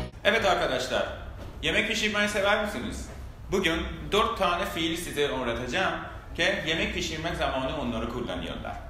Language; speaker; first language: Turkish; non-native, fluent; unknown